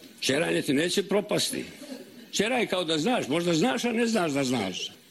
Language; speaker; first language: Serbian; native; Serbian